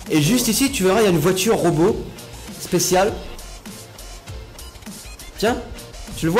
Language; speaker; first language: French; native; French